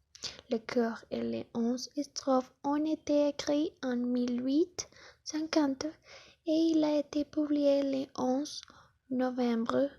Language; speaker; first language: French; non-native, learner; Spanish